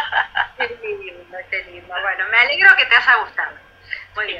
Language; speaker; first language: Spanish; native; Spanish